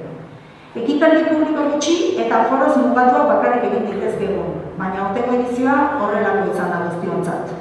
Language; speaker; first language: Basque; native; Basque